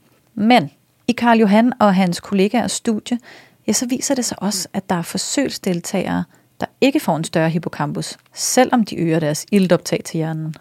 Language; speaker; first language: Danish; native; Danish